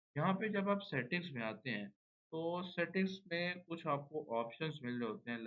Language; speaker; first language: Urdu; non-native, local second language; Punjabi